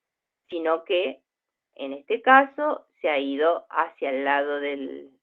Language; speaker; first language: Spanish; native; Spanish